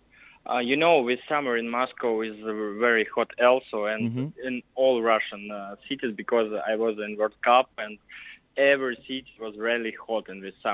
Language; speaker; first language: English; non-native, learner; Russian